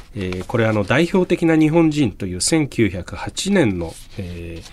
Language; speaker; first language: Japanese; native; Japanese